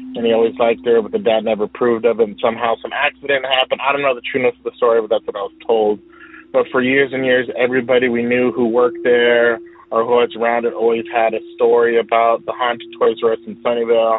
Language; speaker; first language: English; native; English